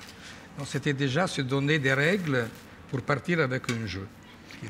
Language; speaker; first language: French; non-native, fluent; Italian